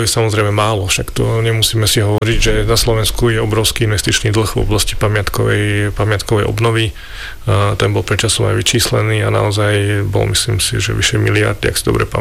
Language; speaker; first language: Slovak; native; Slovak